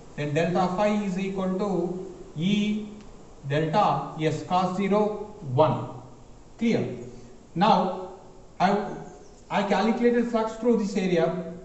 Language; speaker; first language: English; non-native, local second language; Kannada